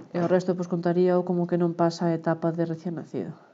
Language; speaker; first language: Spanish; non-native, local second language; Galician